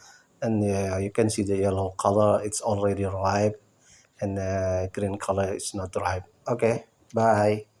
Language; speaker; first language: English; non-native, learner; Indonesian